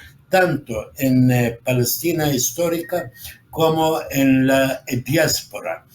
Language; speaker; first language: Spanish; non-native, fluent; Arabic